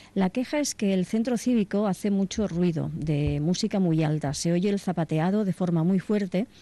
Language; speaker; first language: Spanish; non-native, local second language; Catalan